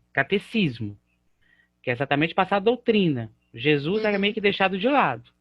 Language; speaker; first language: Portuguese; native; Portuguese